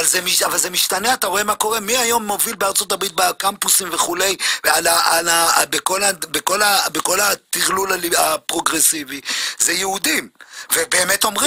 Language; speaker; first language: Hebrew; native; Hebrew